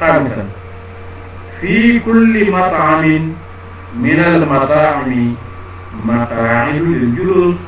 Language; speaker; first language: Arabic; non-native, fluent; Wolof